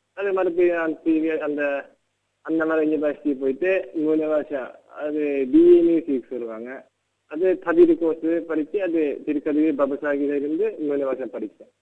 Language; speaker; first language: Tamil; non-native, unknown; Japanese